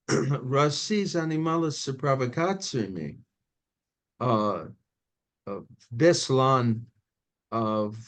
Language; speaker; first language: Russian; non-native, fluent; English